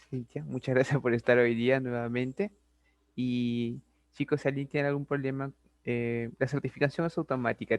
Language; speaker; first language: Spanish; native; Spanish